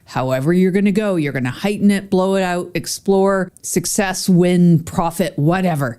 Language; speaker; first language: English; native; English